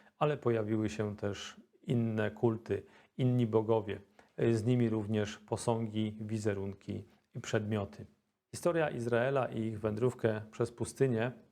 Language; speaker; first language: Polish; native; Polish